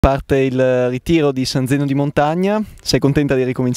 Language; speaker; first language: Italian; native; Italian